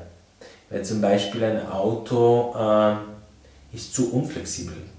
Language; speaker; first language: German; non-native, fluent; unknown